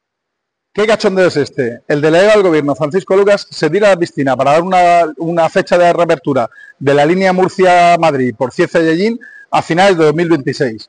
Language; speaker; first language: Spanish; native; Spanish